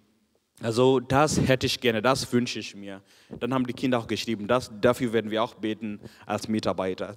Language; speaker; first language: German; non-native, fluent; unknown